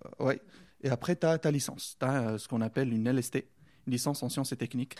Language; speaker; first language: French; non-native, local second language; Arabic